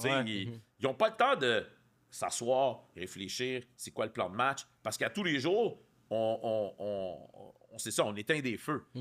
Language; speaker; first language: French; native; French